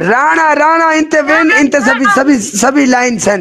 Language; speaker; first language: Arabic; non-native, learner; Punjabi